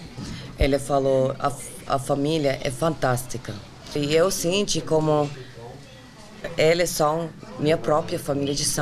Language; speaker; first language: Portuguese; non-native, learner; Dutch